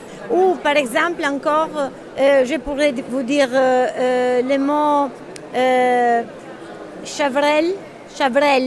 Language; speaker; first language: French; non-native, fluent; Italian